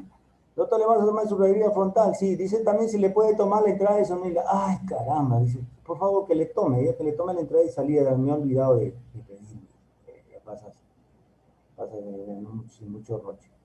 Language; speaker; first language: Spanish; native; Spanish